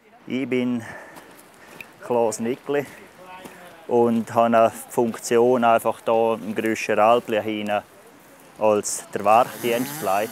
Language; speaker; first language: German; native; German